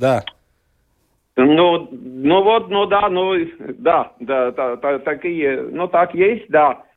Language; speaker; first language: Russian; non-native, learner; Latvian